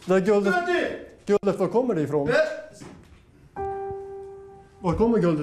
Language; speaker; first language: Swedish; native; Swedish